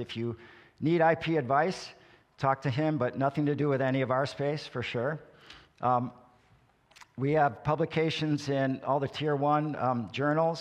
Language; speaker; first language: English; native; English